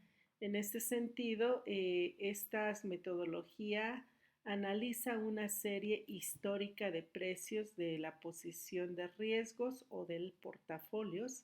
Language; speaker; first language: Spanish; native; Spanish